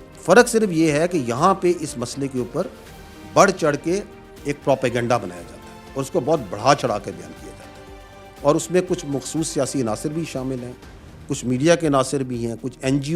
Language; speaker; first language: Urdu; native; Urdu